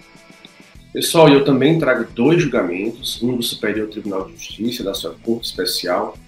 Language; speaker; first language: Portuguese; native; Portuguese